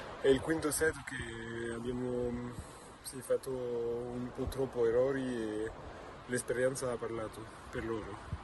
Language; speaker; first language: Italian; non-native, learner; French